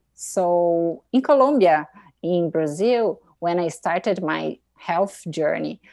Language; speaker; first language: English; non-native, fluent; Portuguese